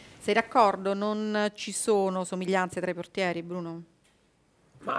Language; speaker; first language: Italian; native; Italian